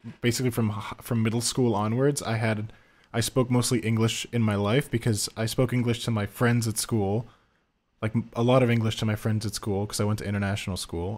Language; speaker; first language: English; early bilingual, other home language; French